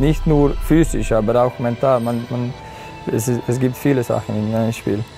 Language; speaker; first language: German; non-native, fluent; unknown